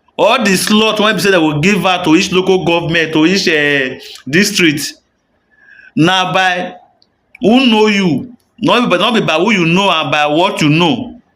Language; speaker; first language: Nigerian Pidgin; native; Nigerian Pidgin